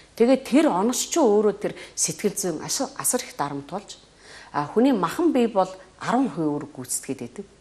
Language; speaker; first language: Mongolian; native; Mongolian